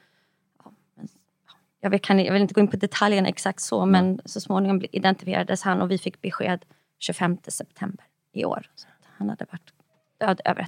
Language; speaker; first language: Swedish; native; Swedish